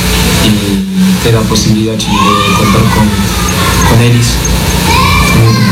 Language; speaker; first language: Portuguese; non-native, fluent; Spanish